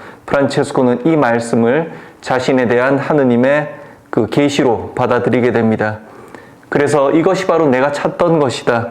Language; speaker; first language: Korean; native; Korean